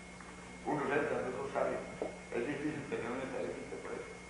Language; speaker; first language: Spanish; native; Spanish